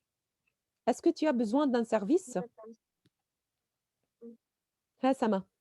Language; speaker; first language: French; non-native, fluent; Arabic